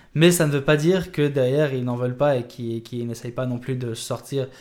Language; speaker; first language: French; native; French